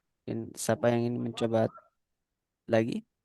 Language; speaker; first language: Indonesian; native; Indonesian